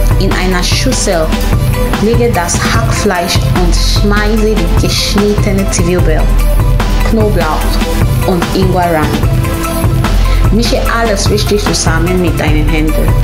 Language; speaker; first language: German; non-native, learner; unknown